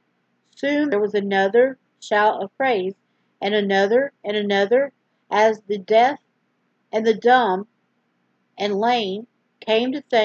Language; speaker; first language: English; native; English